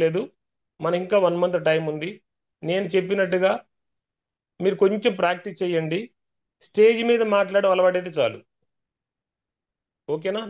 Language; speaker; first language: Telugu; native; Telugu